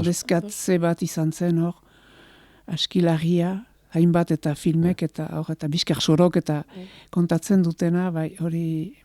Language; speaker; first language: Basque; native; Basque